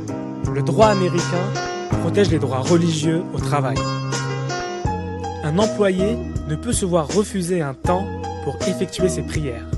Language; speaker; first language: French; native; French